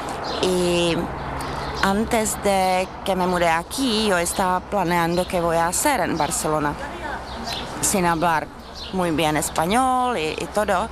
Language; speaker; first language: Spanish; non-native, learner; Czech